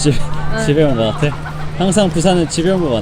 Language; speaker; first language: Korean; native; Korean